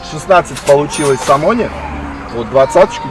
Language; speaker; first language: Russian; native; Russian